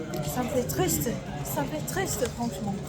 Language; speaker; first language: French; non-native, learner; Korean